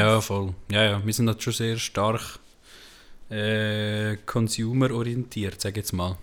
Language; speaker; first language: German; native; German